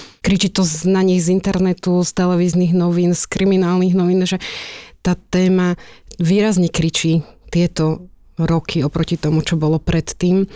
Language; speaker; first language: Slovak; native; Slovak